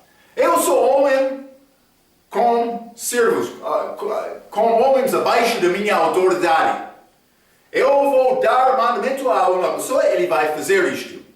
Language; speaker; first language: Portuguese; non-native, fluent; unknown